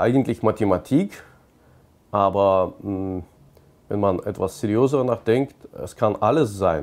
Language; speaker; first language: German; non-native, fluent; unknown